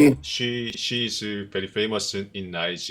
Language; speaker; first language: English; non-native, learner; Korean